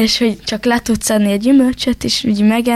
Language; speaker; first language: Hungarian; early bilingual, heritage; Hungarian